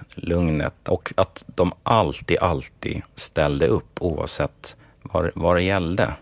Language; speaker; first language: Swedish; native; Swedish